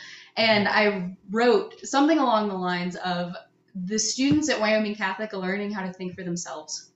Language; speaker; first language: English; native; English